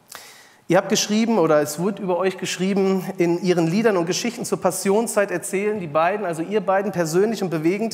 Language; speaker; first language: German; native; German